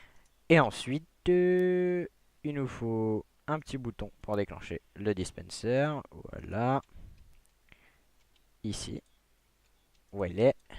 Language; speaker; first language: French; native; French